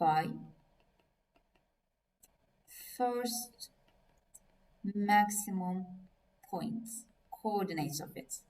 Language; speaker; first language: English; non-native, fluent; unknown